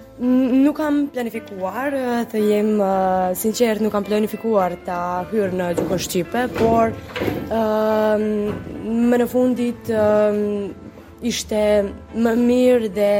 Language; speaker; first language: Albanian; non-native, learner; Serbian